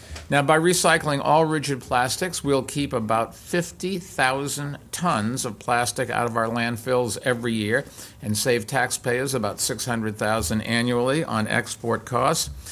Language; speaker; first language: English; native; English